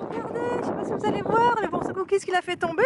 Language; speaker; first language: French; native; French